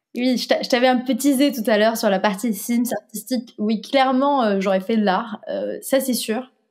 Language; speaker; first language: French; non-native, local second language; Arabic